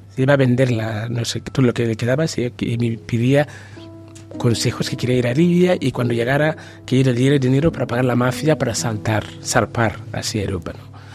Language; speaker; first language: Spanish; non-native, fluent; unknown